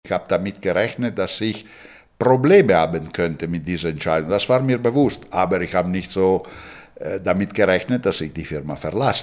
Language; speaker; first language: German; non-native, fluent; Italian